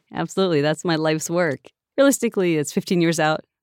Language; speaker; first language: English; native; English